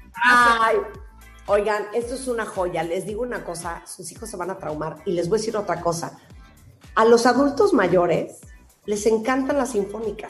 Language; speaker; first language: Spanish; native; Spanish